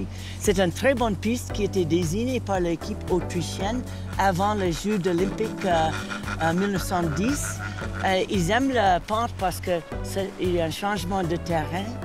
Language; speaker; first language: French; non-native, fluent; English